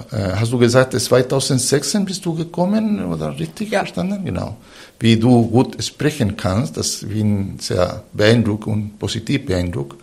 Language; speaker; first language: German; non-native, fluent; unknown